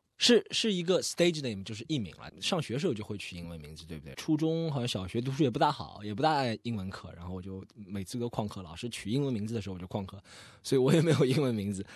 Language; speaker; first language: Chinese; native; Chinese